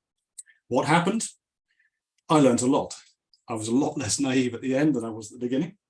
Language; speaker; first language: English; native; English